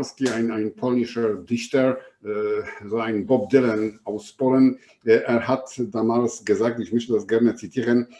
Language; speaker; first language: German; non-native, fluent; Polish